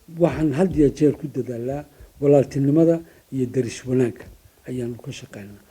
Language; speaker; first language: Somali; native; Somali